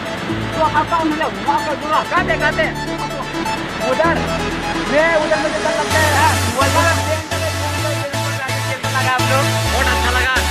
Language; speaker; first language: Hindi; non-native, local second language; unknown